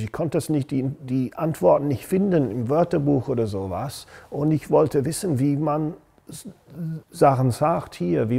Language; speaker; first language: German; non-native, fluent; English